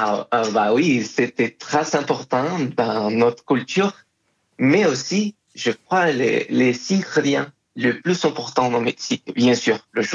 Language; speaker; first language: French; non-native, fluent; Spanish